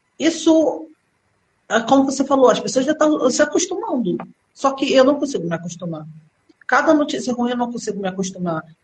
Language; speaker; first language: Portuguese; early bilingual, other home language; Arabic